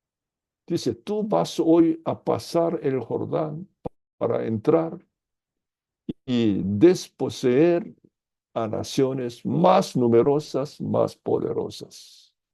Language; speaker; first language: Spanish; non-native, fluent; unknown